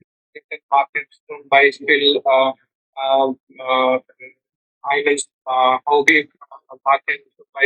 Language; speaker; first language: German; non-native, learner; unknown